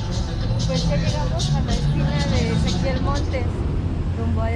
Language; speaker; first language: Spanish; native; Spanish